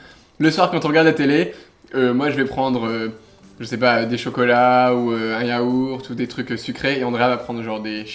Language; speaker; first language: French; native; French